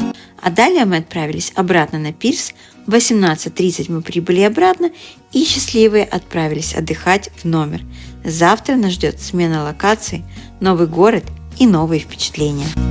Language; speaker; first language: Russian; native; Russian